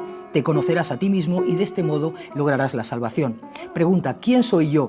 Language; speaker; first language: Spanish; native; Spanish